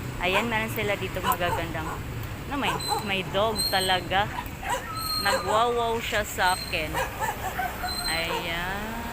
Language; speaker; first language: Filipino; non-native, local second language; Waray